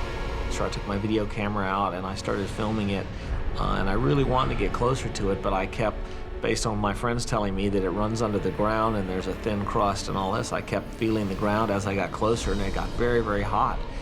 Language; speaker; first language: English; native; English